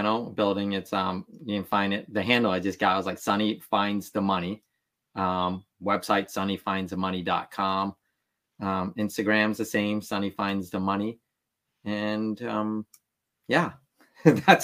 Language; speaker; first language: English; early bilingual, other home language; Vietnamese